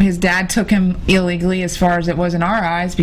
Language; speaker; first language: English; native; English